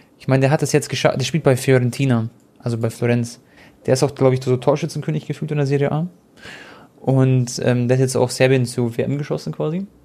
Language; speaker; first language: German; early bilingual, other home language; Croatian